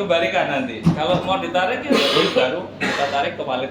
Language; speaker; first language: Indonesian; native; Indonesian